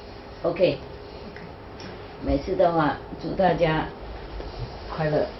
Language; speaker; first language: Chinese; non-native, fluent; Vietnamese